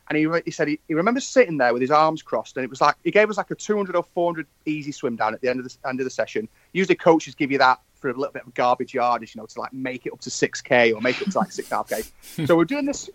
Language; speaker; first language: English; native; English